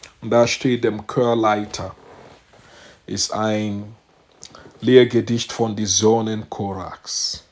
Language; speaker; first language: German; non-native, learner; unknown